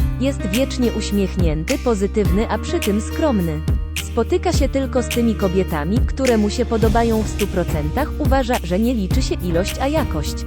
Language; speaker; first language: Polish; native; Polish